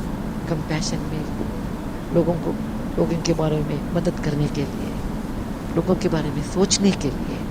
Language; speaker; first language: Hindi; non-native, local second language; Kannada